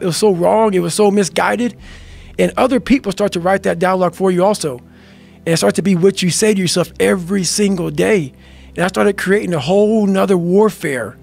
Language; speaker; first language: English; native; English